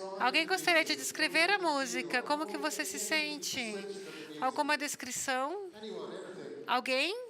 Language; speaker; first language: Portuguese; non-native, fluent; English